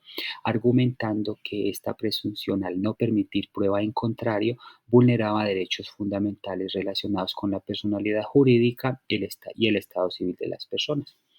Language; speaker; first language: Spanish; native; Spanish